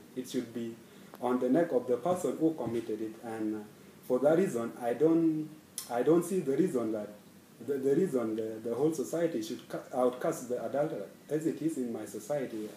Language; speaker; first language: English; non-native, fluent; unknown